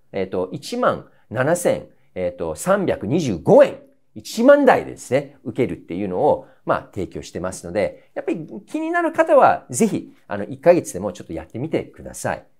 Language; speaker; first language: Japanese; non-native, fluent; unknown